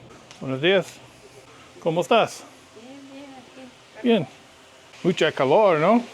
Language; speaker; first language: Spanish; non-native, learner; English